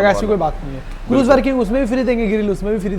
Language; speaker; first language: Hindi; native; Hindi